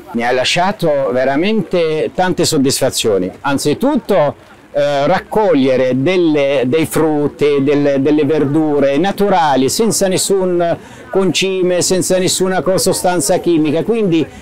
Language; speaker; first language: Italian; non-native, fluent; Arabic